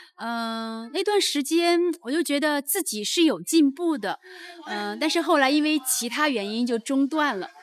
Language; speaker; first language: Chinese; native; Chinese